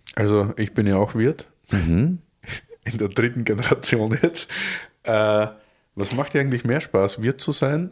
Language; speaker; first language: German; native; German